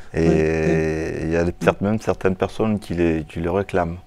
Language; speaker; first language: French; non-native, local second language; Mossi